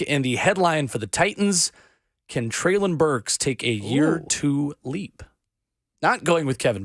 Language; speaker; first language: English; native; English